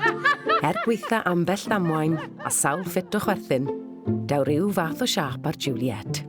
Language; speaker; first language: Welsh; native; Welsh